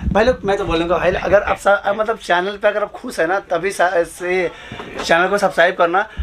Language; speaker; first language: Hindi; native; Hindi